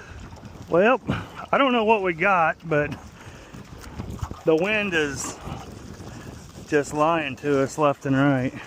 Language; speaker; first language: English; native; English